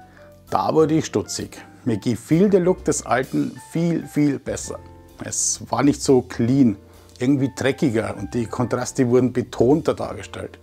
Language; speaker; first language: German; native; German